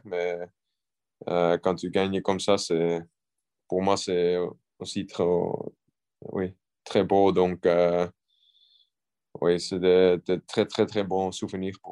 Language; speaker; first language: French; non-native, local second language; Dutch